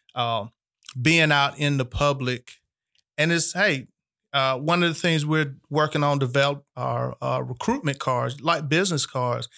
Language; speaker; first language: English; native; English